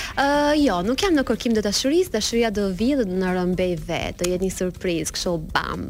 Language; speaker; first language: Albanian; early bilingual, heritage; Albanian